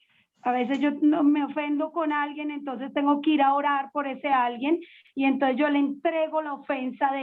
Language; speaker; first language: Spanish; native; Spanish